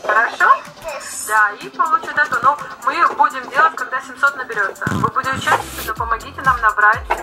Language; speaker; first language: Russian; native; Russian